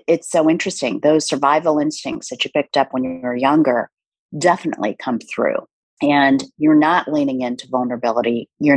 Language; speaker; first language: English; early bilingual, other home language; Korean